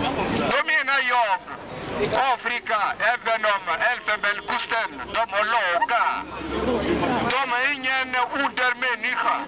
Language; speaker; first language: Swedish; non-native, learner; French